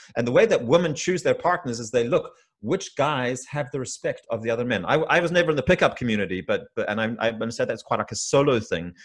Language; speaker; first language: English; native; English